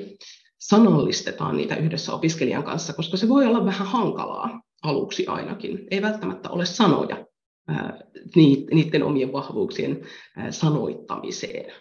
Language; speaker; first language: Finnish; native; Finnish